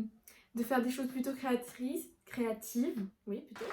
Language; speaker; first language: French; native; French